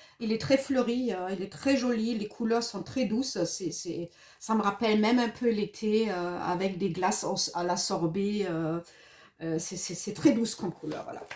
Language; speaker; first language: French; non-native, fluent; German